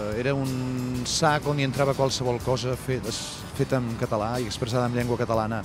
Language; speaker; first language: Catalan; native; Catalan